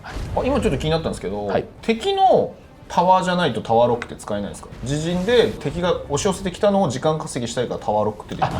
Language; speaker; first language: Japanese; native; Japanese